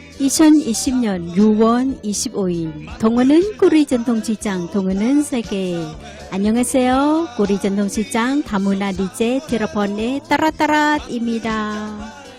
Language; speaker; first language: Korean; non-native, learner; Thai